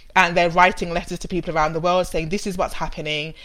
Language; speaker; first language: English; native; English